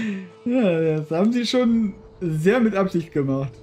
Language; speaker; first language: German; native; German